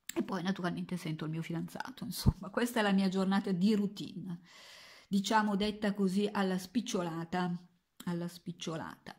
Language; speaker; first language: Italian; native; Italian